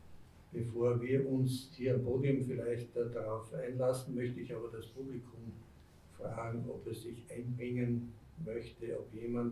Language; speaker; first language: German; native; German